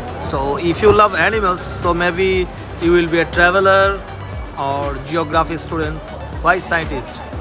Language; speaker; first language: English; non-native, local second language; Bangla